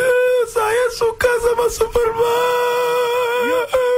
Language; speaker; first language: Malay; non-native, local second language; Tamil